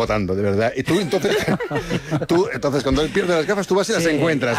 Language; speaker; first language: Spanish; native; Spanish